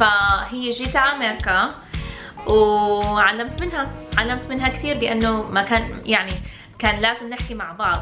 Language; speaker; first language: Arabic; early bilingual, heritage; English